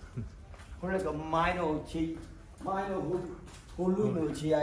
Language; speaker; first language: Japanese; non-native, learner; Thai